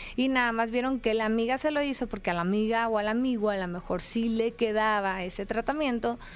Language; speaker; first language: Spanish; native; Spanish